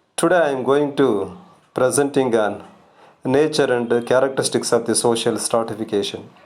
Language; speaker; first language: English; non-native, local second language; Kannada